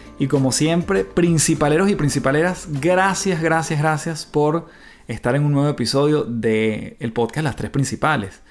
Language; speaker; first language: Spanish; native; Spanish